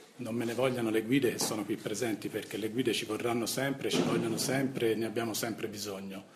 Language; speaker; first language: Italian; native; Italian